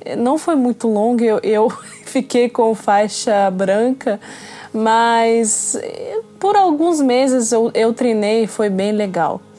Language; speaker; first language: Portuguese; non-native, fluent; Russian